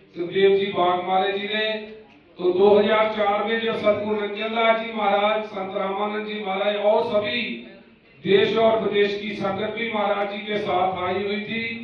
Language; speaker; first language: Hindi; non-native, local second language; Punjabi